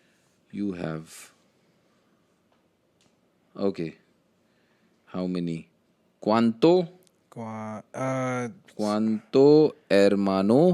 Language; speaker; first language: Spanish; non-native, learner; Hindi